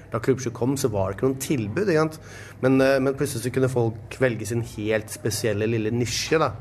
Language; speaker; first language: Norwegian; native; Norwegian